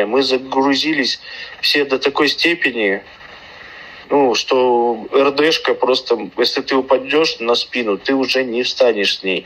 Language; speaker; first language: Russian; native; Russian